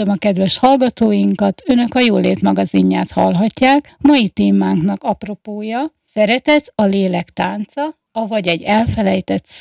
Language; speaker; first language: Hungarian; native; Hungarian